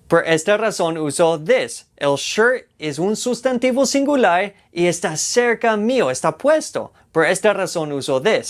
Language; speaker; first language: Spanish; non-native, fluent; English